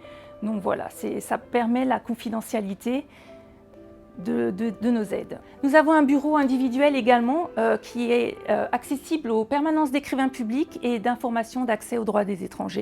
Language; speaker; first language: French; native; French